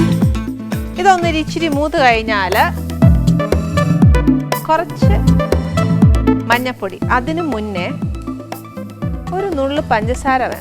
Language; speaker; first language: Malayalam; native; Malayalam